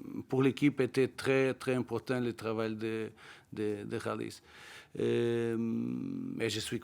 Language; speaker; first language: French; non-native, learner; Portuguese